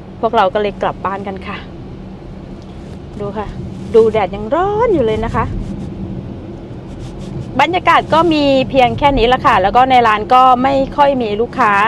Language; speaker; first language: Thai; native; Thai